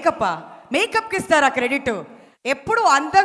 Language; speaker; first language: Telugu; native; Telugu